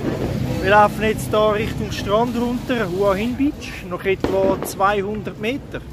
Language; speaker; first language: German; native; German